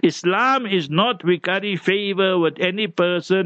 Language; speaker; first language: English; non-native, local second language; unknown